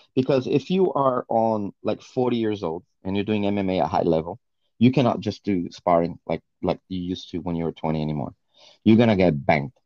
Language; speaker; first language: English; non-native, fluent; Portuguese